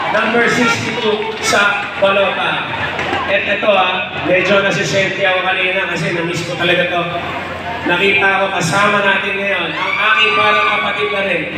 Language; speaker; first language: Filipino; native; Filipino